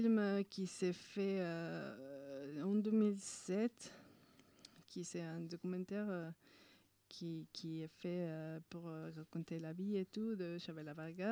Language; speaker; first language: French; non-native, fluent; Spanish